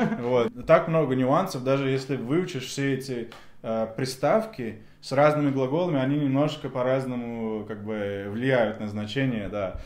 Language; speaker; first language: Russian; non-native, fluent; English